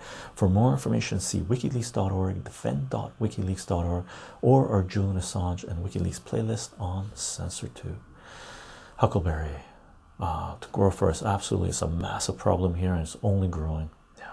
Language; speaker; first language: English; native; English